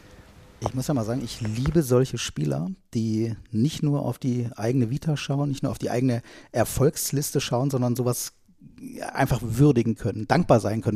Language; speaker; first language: German; native; German